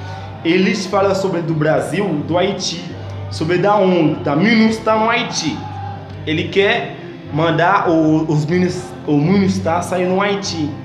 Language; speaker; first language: Portuguese; non-native, learner; Haitian Creole